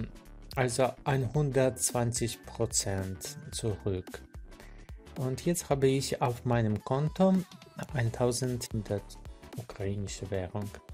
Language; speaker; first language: German; non-native, learner; Ukrainian